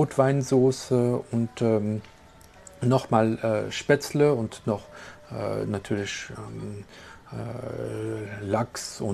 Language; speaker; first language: German; non-native, local second language; French